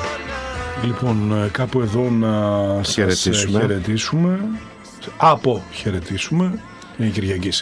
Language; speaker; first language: Greek; native; Greek